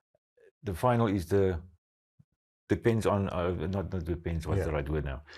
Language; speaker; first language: English; non-native, local second language; Afrikaans